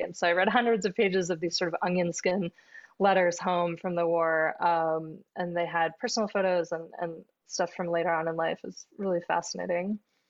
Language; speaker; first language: English; native; English